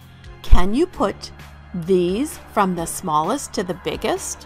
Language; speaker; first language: English; native; English